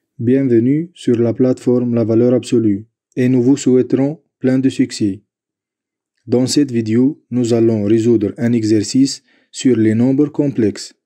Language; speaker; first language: French; non-native, local second language; Arabic